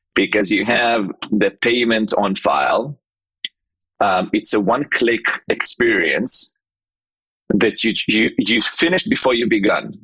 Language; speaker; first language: English; non-native, fluent; Hebrew